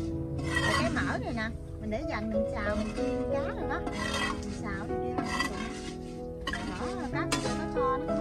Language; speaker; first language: Vietnamese; native; Vietnamese